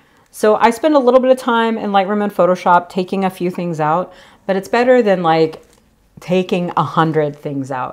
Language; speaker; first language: English; native; English